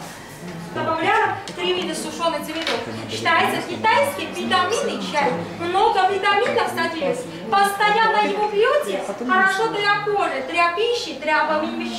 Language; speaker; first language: Russian; non-native, learner; Chinese